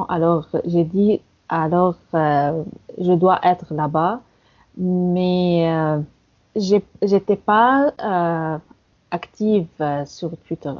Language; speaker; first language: French; non-native, fluent; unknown